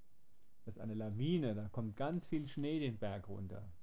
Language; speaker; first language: German; native; German